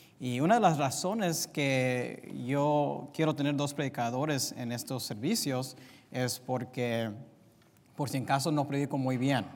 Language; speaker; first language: Spanish; early bilingual, heritage; English